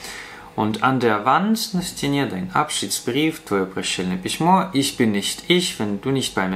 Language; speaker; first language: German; non-native, fluent; Russian